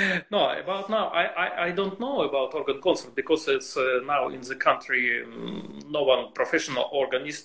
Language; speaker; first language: English; non-native, learner; Russian